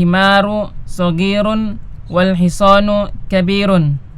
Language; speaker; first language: Arabic; non-native, learner; Indonesian